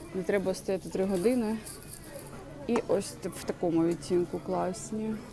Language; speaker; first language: Ukrainian; non-native, local second language; Russian